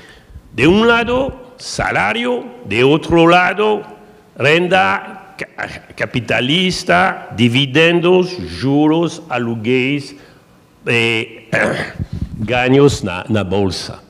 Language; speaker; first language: Portuguese; non-native, learner; French